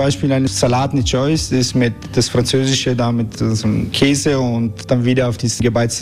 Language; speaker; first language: German; native; German